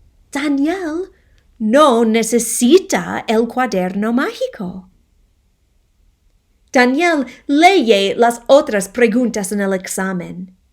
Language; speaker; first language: Spanish; non-native, fluent; English